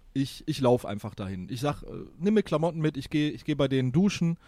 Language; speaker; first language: German; native; German